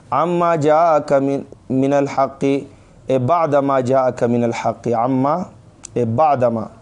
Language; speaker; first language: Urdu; non-native, local second language; Pashto